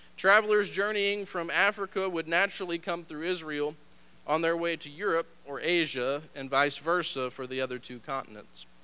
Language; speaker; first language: English; native; English